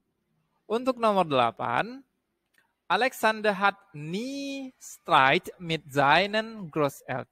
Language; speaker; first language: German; non-native, learner; Indonesian